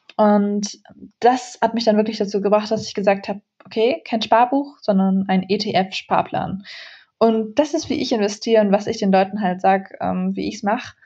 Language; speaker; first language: German; early bilingual, other home language; Central Kurdish